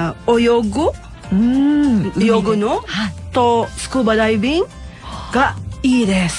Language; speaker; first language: Japanese; non-native, learner; Filipino